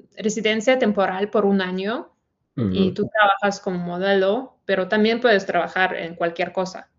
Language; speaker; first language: Spanish; non-native, fluent; Ukrainian